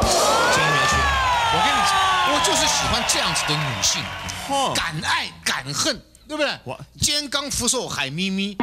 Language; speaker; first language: Chinese; native; Chinese